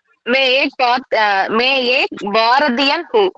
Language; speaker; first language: Hindi; non-native, learner; Tamil